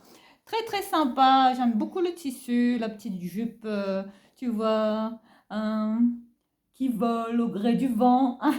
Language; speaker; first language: French; native; French